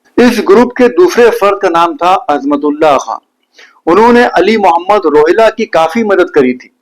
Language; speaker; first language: Urdu; native; Urdu